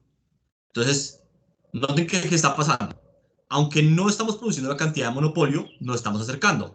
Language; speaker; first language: Spanish; native; Spanish